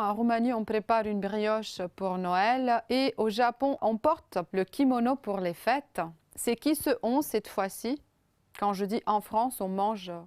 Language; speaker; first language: French; non-native, fluent; Romanian